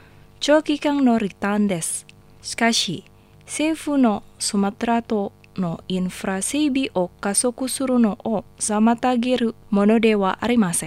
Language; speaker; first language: Japanese; non-native, fluent; Indonesian